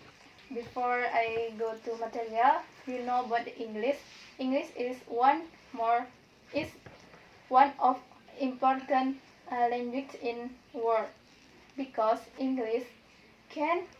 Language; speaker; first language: English; non-native, learner; Indonesian